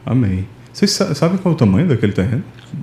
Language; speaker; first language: Portuguese; native; Portuguese